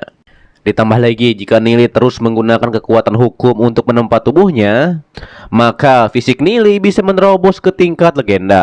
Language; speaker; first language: Indonesian; native; Indonesian